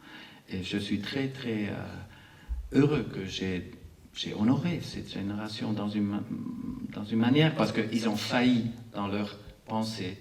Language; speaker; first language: French; non-native, local second language; Arabic